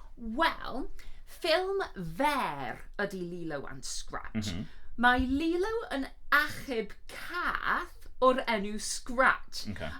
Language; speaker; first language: Welsh; non-native, fluent; English